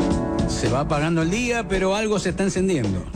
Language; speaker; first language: Spanish; native; Spanish